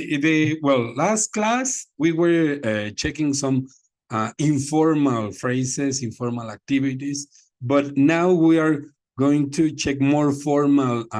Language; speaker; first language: English; non-native, fluent; Spanish